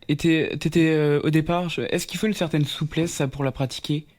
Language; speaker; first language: French; native; French